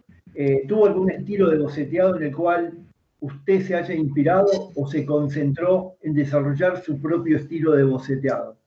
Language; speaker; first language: Spanish; native; Spanish